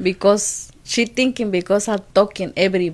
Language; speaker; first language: English; non-native, learner; Spanish